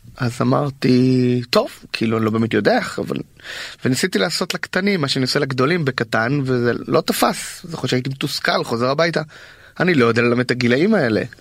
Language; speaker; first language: Hebrew; native; Hebrew